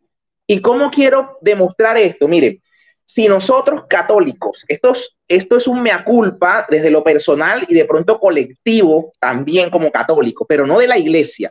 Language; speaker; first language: Spanish; native; Spanish